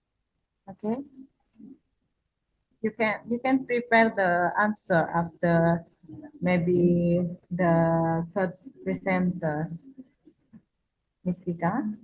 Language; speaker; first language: English; non-native, fluent; Indonesian